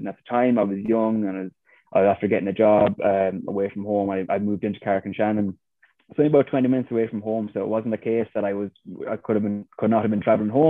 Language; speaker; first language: English; native; English